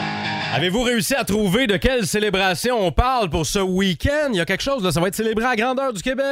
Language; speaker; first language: French; native; French